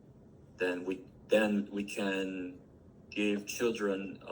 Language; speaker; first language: English; non-native, learner; Korean